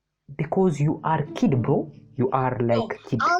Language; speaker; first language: English; non-native, learner; Amharic